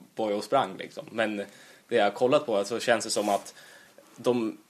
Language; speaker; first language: Swedish; native; Swedish